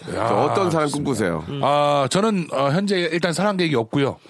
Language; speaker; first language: Korean; native; Korean